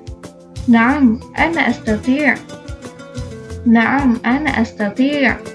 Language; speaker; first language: Arabic; non-native, fluent; Indonesian